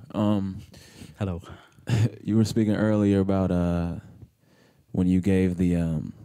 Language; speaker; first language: English; native; English